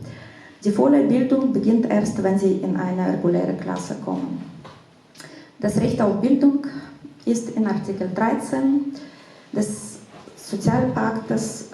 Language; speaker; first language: German; non-native, fluent; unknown